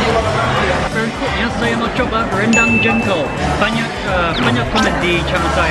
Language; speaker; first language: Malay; non-native, learner; English